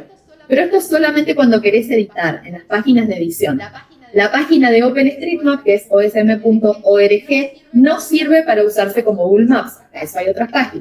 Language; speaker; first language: Spanish; native; Spanish